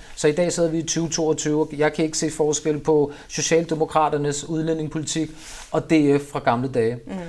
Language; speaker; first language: Danish; early bilingual, other home language; Urdu